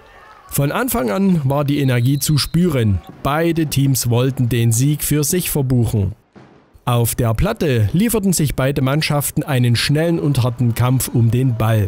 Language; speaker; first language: German; native; German